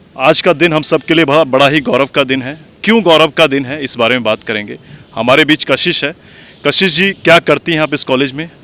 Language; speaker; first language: Hindi; native; Hindi